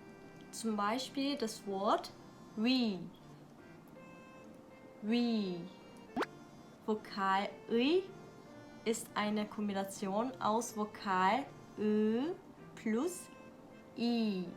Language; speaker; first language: German; non-native, learner; Korean